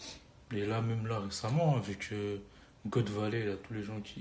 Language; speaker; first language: French; native; French